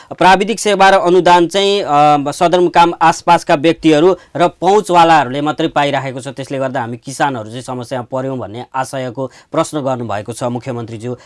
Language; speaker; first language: Nepali; native; Nepali